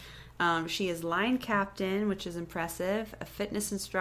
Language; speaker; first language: English; native; English